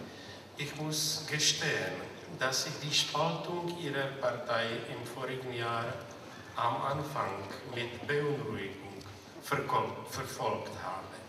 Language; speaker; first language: German; non-native, fluent; Czech